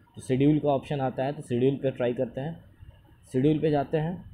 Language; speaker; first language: Hindi; native; Hindi